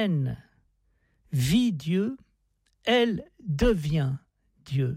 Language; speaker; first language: French; native; French